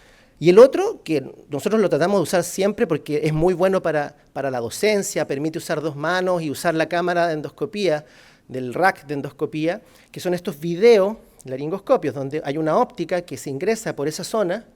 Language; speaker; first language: Spanish; native; Spanish